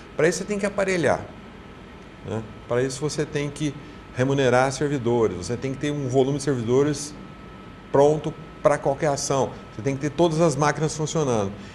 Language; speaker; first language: Portuguese; native; Portuguese